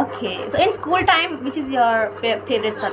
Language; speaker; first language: English; non-native, learner; Kannada